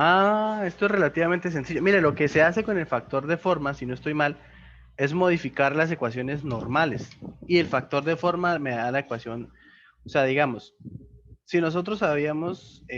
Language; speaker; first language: Spanish; native; Spanish